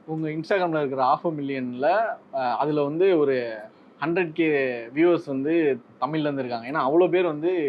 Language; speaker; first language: Tamil; native; Tamil